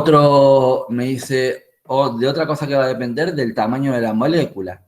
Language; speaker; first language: Spanish; native; Spanish